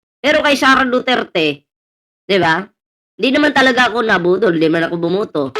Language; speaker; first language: Filipino; native; Filipino